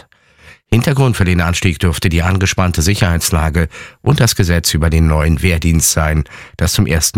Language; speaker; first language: German; native; German